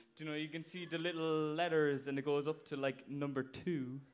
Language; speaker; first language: English; native; English